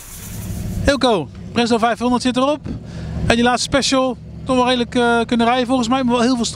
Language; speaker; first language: Dutch; native; Dutch